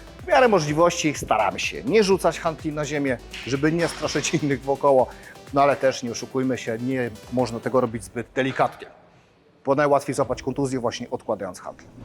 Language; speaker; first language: Polish; native; Polish